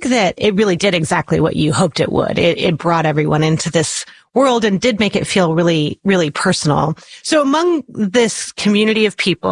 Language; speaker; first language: English; native; English